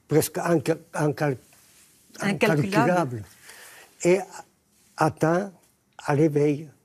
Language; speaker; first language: French; non-native, fluent; Japanese